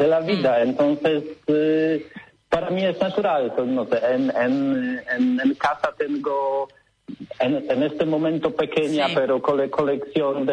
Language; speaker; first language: Spanish; non-native, learner; Polish